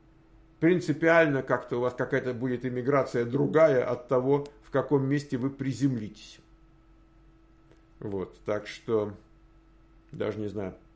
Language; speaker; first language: Russian; native; Russian